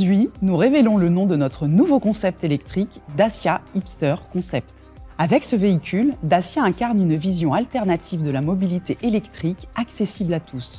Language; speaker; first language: French; native; French